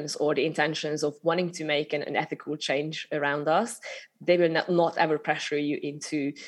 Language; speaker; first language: English; non-native, fluent; Hungarian